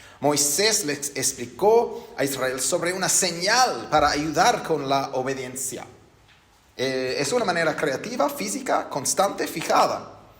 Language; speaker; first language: Spanish; non-native, fluent; English